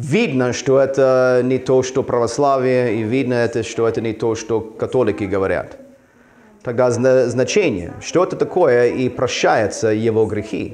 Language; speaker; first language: Russian; non-native, fluent; English